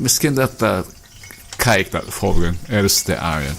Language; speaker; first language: Dutch; non-native, fluent; Filipino